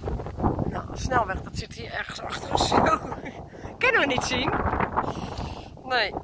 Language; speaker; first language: Dutch; native; Dutch